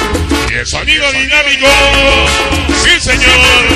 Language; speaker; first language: Spanish; native; Spanish